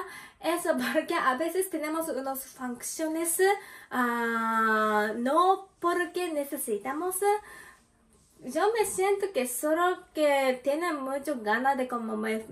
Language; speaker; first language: Spanish; non-native, learner; Japanese